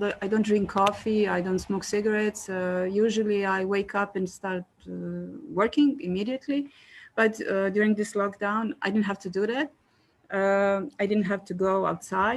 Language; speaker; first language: English; non-native, fluent; Serbian